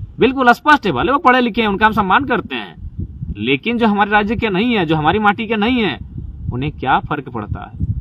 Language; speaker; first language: Hindi; non-native, local second language; Magahi